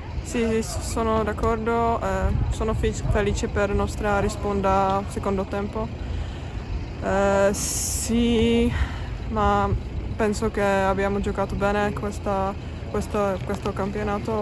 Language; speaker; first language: Italian; non-native, learner; Czech